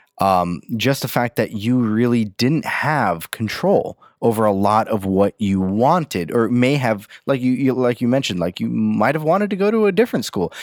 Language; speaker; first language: English; native; English